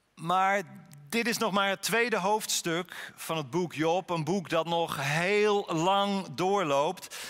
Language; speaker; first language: Dutch; native; Dutch